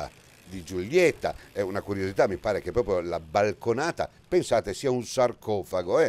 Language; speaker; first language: Italian; native; Italian